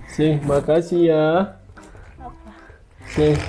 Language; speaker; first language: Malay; non-native, learner; Turkish